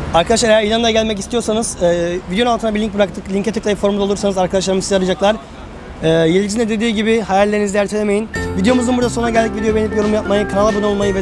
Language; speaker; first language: Turkish; native; Turkish